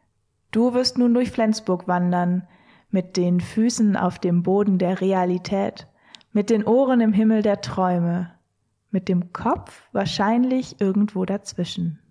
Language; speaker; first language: German; native; German